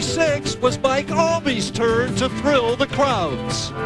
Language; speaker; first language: English; native; English